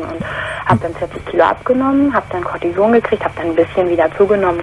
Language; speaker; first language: German; native; German